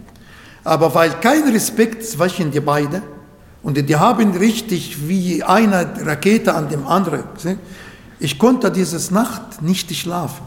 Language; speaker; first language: German; non-native, learner; Arabic